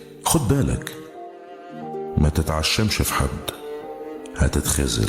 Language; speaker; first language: Arabic; native; Arabic